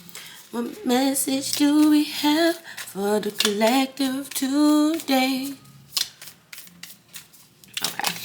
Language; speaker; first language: English; native; English